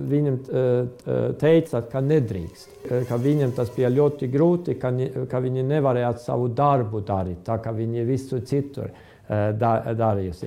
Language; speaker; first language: Latvian; non-native, fluent; Estonian